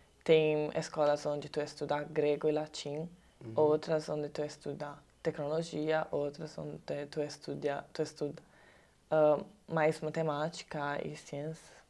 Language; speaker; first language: Portuguese; non-native, learner; Italian